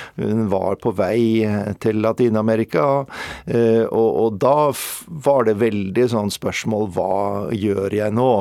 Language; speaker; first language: Norwegian; native; Norwegian